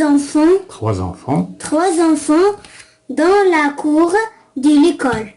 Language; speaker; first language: French; non-native, local second language; Arabic